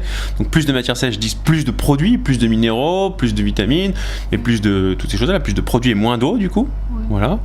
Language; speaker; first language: French; native; French